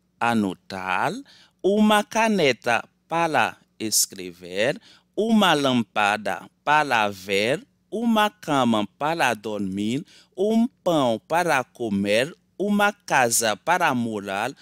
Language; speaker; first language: Portuguese; non-native, learner; Haitian Creole